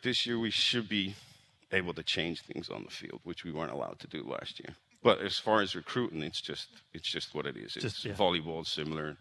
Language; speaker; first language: English; native; English